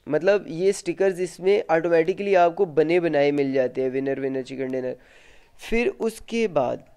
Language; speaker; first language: Hindi; native; Hindi